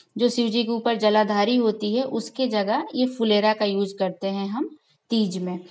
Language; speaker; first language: Hindi; native; Hindi